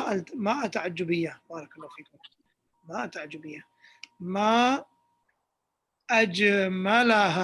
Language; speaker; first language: Arabic; non-native, fluent; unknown